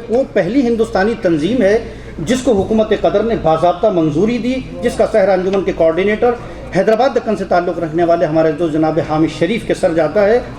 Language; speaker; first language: Urdu; native; Urdu